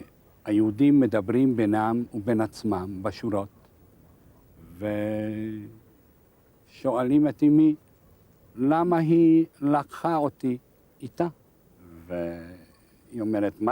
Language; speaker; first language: Hebrew; non-native, fluent; Hungarian